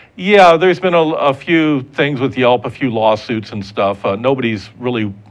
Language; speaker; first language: English; native; English